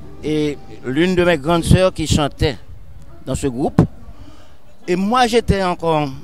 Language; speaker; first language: French; non-native, local second language; Haitian Creole